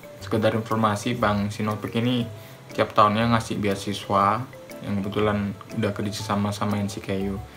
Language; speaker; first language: Indonesian; native; Indonesian